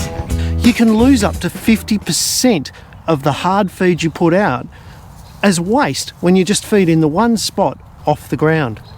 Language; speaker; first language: English; native; English